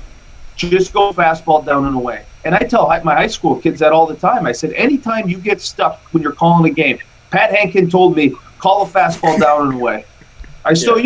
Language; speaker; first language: English; native; English